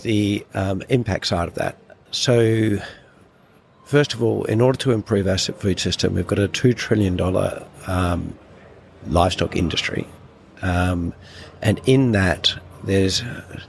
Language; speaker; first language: English; native; English